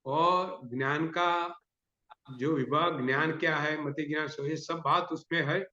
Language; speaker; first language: Hindi; non-native, local second language; Gujarati